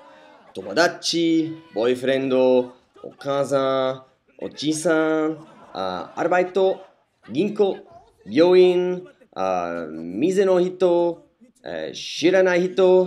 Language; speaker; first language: Japanese; non-native, learner; English